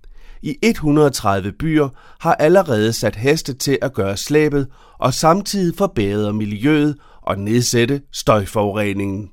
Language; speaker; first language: Danish; native; Danish